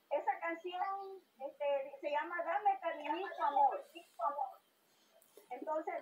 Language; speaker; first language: Spanish; native; Spanish